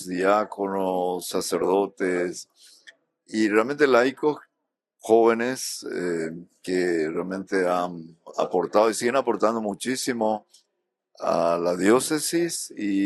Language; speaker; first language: Spanish; native; Spanish